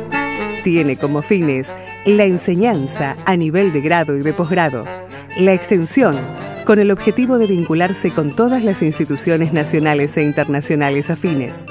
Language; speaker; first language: Spanish; native; Spanish